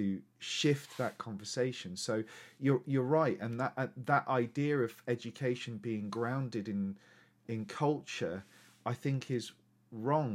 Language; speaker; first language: English; native; English